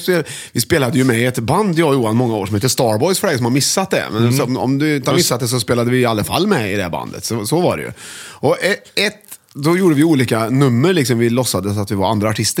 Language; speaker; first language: Swedish; native; Swedish